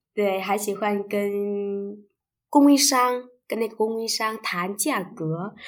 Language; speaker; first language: Chinese; non-native, fluent; Vietnamese